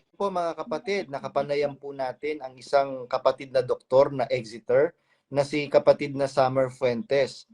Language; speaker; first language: Filipino; native; Filipino